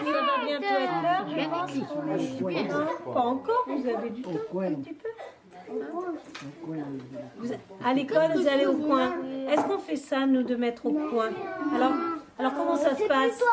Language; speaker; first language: French; native; French